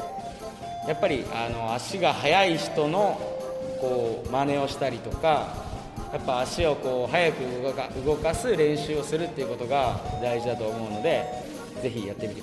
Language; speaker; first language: Japanese; native; Japanese